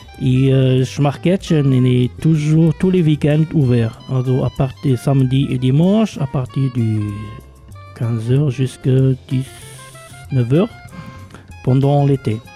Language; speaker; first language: French; non-native, local second language; Luxembourgish